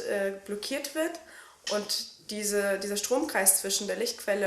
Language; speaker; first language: German; native; German